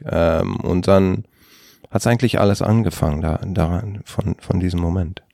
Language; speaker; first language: German; non-native, fluent; English